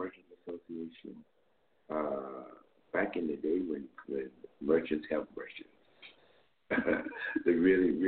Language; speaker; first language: English; native; English